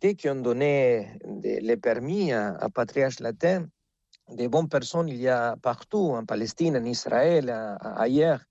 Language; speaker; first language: French; non-native, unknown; Spanish